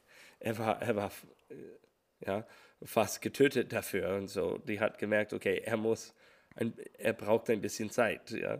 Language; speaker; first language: German; non-native, learner; English